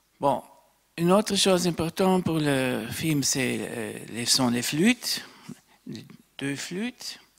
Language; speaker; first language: French; non-native, fluent; German